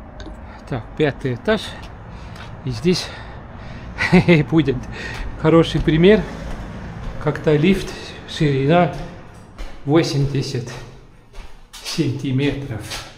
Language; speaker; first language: Russian; non-native, local second language; Estonian